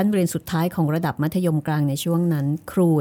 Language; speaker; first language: Thai; native; Thai